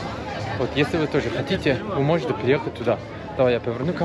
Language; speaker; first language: Russian; non-native, learner; Turkish